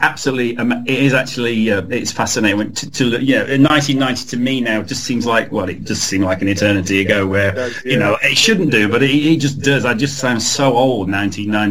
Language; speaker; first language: English; native; English